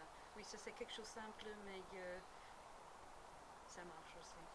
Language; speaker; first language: French; non-native, learner; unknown